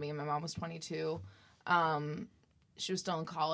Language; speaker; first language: English; native; English